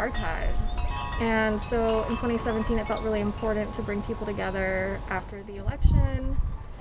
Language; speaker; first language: English; native; English